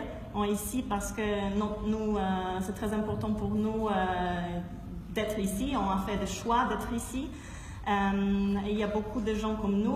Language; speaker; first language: French; non-native, fluent; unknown